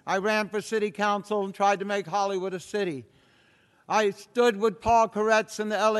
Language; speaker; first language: English; native; English